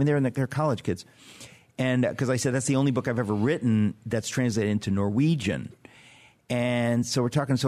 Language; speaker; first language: English; native; English